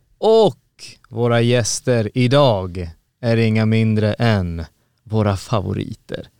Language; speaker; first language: Swedish; native; Swedish